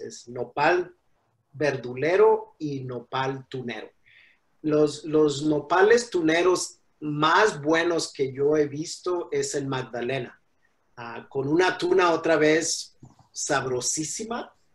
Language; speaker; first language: Spanish; native; Spanish